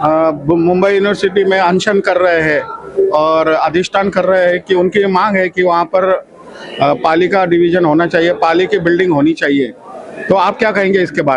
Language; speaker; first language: Hindi; non-native, local second language; Marathi